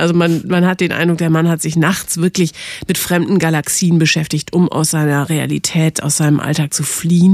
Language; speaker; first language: German; native; German